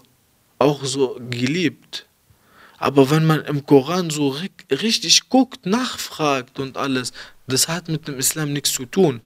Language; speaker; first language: German; early bilingual, other home language; Arabic